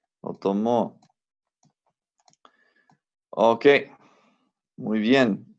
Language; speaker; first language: Spanish; non-native, fluent; English